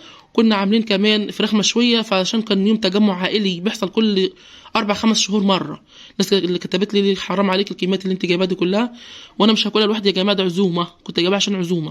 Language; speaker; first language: Arabic; native; Arabic